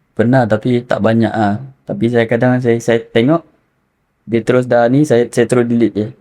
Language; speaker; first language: Malay; native; Malay